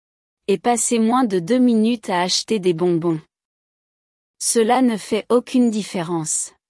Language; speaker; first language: French; non-native, learner; Chinese